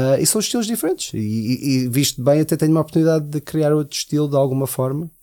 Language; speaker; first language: Portuguese; early bilingual, heritage; Portuguese